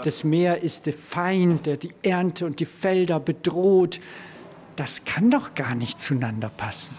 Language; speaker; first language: German; native; German